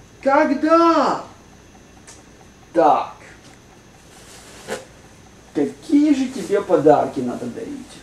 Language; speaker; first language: Russian; native; Russian